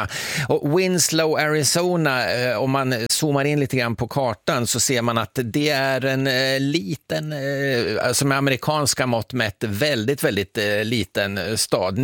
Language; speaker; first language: Swedish; native; Swedish